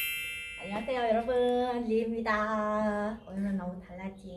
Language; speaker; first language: Korean; non-native, learner; Vietnamese